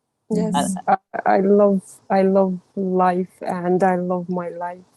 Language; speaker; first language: English; non-native, learner; Russian